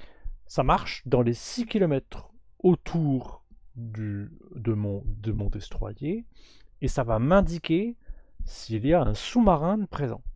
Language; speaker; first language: French; native; French